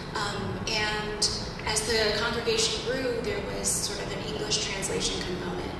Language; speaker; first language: English; native; English